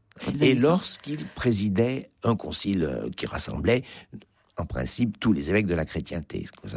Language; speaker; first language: French; native; French